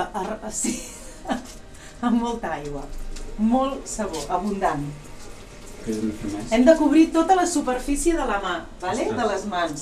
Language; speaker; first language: Catalan; native; Catalan